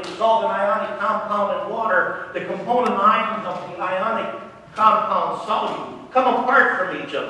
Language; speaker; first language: English; native; English